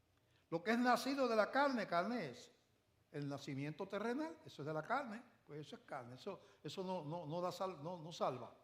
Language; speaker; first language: Spanish; native; Spanish